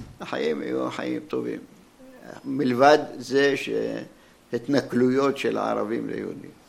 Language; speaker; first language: Hebrew; non-native, fluent; Arabic